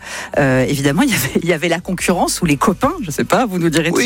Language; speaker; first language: French; native; French